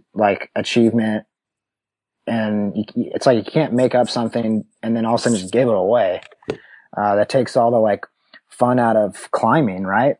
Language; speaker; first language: English; native; English